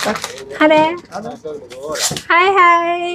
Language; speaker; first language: Norwegian; non-native, learner; Thai